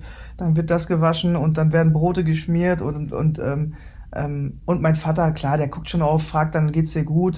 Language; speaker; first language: German; native; German